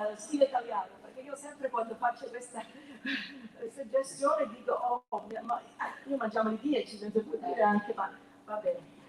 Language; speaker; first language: Italian; early bilingual, heritage; Italian